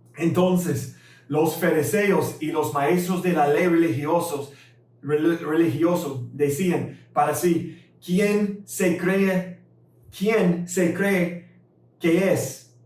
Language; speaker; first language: Spanish; non-native, fluent; English